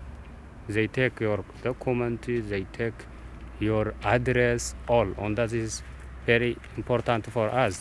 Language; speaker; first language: English; non-native, learner; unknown